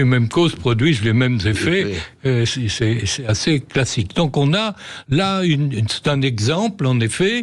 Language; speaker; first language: French; native; French